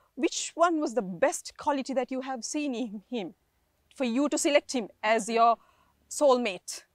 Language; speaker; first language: English; non-native, local second language; Sinhala